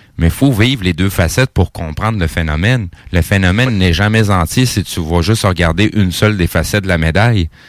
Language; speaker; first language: French; native; French